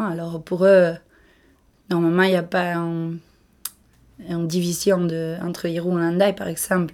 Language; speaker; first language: French; non-native, local second language; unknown